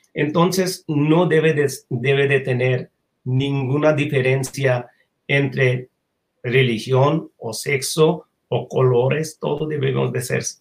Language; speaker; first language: Spanish; non-native, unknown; Bangla